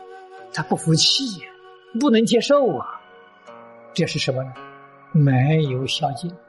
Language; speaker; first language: Chinese; native; Chinese